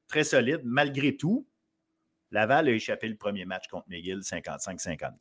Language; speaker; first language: French; native; French